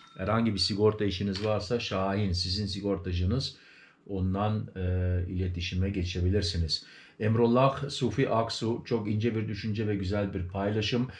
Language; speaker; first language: Turkish; early bilingual, heritage; Turkish